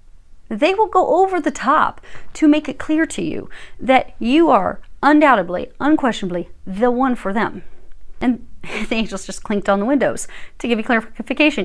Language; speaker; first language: English; native; English